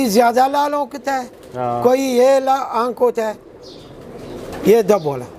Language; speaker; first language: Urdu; non-native, learner; Arabic